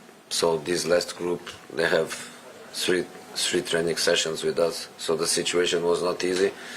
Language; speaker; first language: English; non-native, fluent; Portuguese